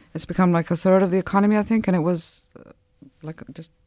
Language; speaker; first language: English; non-native, fluent; Icelandic